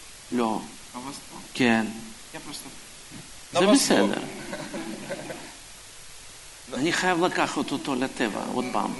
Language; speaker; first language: Hebrew; non-native, fluent; Russian